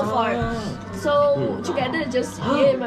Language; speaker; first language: English; non-native, learner; Portuguese